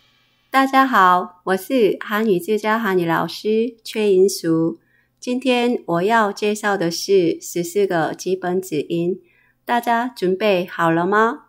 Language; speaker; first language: Chinese; non-native, fluent; Korean